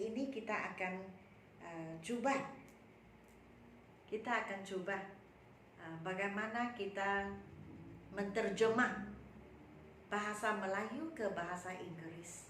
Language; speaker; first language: Malay; non-native, local second language; Chinese